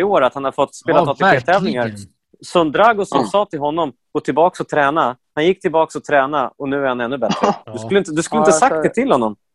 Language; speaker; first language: Swedish; native; Swedish